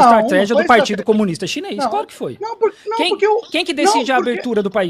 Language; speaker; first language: Portuguese; native; Portuguese